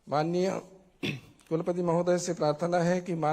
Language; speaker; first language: Hindi; non-native, local second language; Marathi